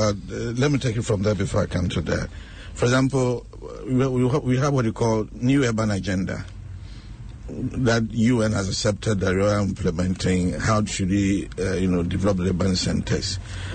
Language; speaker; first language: English; non-native, local second language; Akan